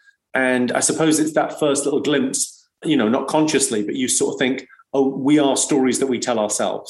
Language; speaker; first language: English; native; English